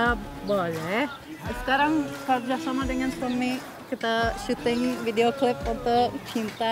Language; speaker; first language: Indonesian; non-native, fluent; English